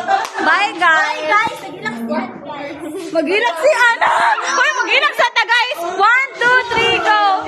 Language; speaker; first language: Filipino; non-native, local second language; Cebuano